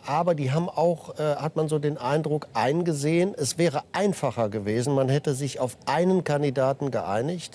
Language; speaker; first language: German; native; German